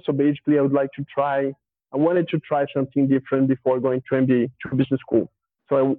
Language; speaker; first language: English; non-native, fluent; Portuguese